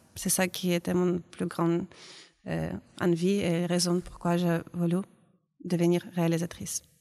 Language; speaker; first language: French; non-native, learner; Ukrainian